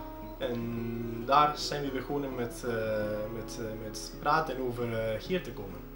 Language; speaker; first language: Dutch; non-native, fluent; Spanish